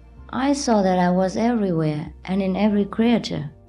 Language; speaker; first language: English; non-native, fluent; Vietnamese